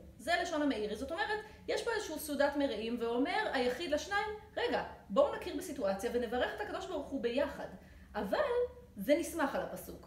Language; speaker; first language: Hebrew; native; Hebrew